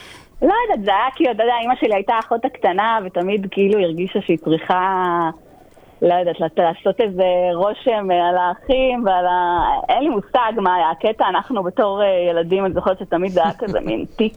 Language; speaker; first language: Hebrew; native; Hebrew